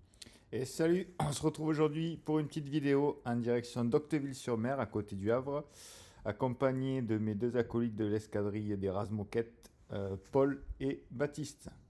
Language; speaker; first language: French; native; French